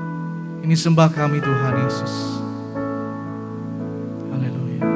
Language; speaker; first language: Indonesian; native; Indonesian